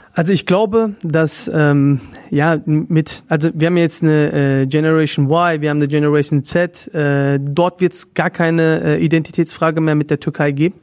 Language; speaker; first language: German; native; German